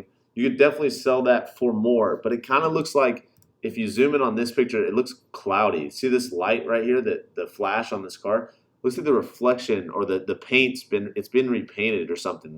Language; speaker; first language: English; native; English